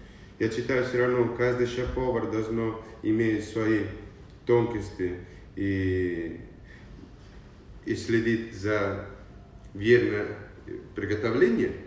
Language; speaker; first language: Russian; non-native, learner; Italian